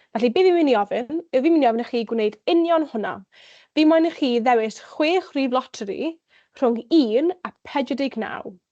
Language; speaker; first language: Welsh; native; Welsh